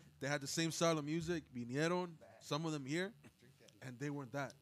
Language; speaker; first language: English; early bilingual, other home language; Spanish